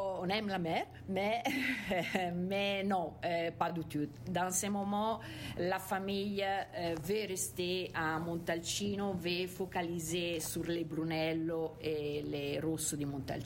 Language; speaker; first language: French; non-native, fluent; Italian